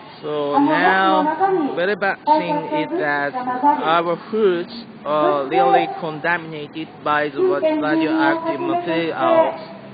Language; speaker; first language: English; non-native, learner; Japanese